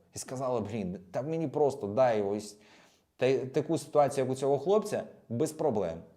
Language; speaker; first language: Ukrainian; non-native, local second language; Russian